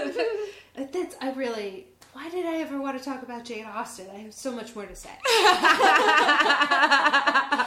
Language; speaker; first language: English; native; English